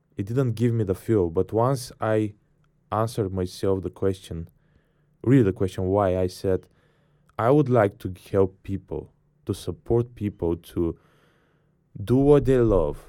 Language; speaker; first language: English; non-native, fluent; Bulgarian